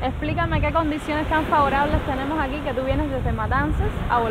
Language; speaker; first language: Spanish; native; Spanish